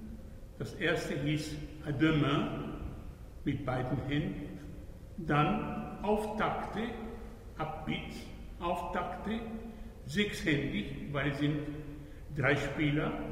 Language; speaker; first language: German; non-native, fluent; Italian